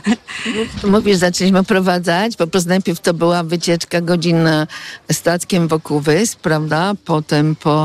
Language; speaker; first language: Polish; native; Polish